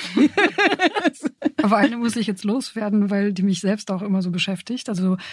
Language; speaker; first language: German; native; German